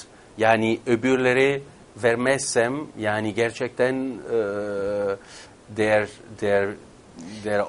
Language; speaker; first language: Turkish; non-native, fluent; Italian